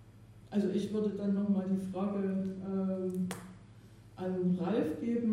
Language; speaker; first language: German; native; German